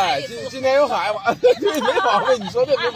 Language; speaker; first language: Chinese; native; Chinese